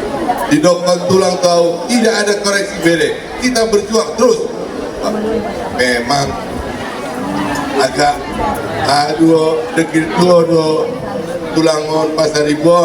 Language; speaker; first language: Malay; non-native, local second language; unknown